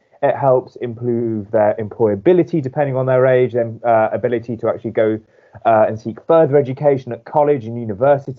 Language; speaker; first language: English; native; English